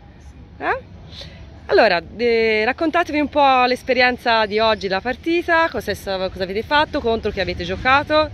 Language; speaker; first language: Italian; native; Italian